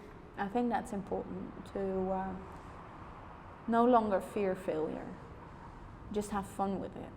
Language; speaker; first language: English; non-native, fluent; Dutch